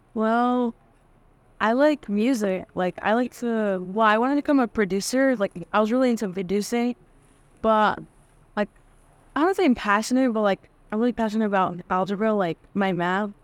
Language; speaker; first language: English; native; English